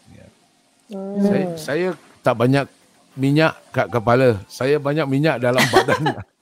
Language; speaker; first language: Malay; native; Malay